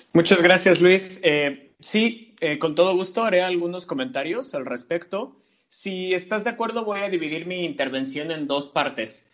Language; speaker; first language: Spanish; native; Spanish